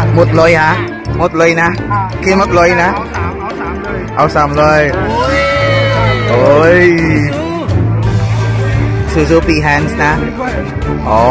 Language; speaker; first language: Thai; non-native, learner; Filipino